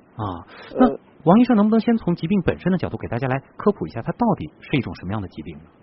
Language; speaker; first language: Chinese; native; Chinese